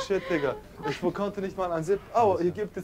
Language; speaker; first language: German; native; German